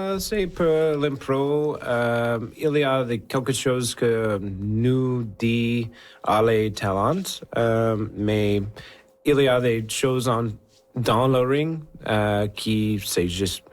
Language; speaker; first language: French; non-native, local second language; English